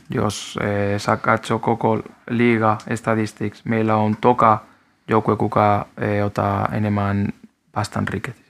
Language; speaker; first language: Finnish; non-native, learner; Spanish